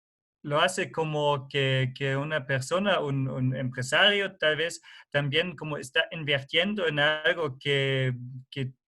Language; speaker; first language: Spanish; non-native, fluent; German